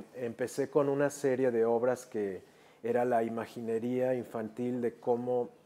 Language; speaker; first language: Spanish; native; Spanish